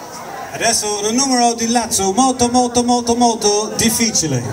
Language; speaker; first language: Italian; non-native, learner; English